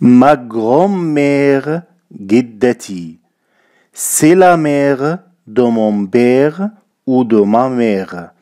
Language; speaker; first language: French; non-native, fluent; Arabic